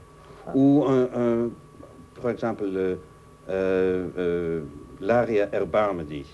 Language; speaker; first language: French; non-native, fluent; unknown